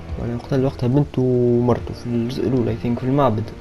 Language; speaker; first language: Arabic; native; Arabic